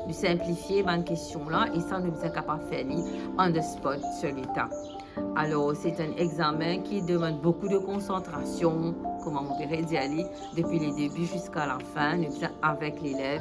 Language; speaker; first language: French; non-native, local second language; Morisyen